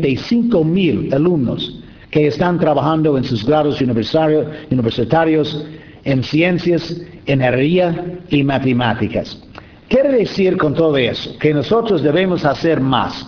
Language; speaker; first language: Spanish; non-native, fluent; English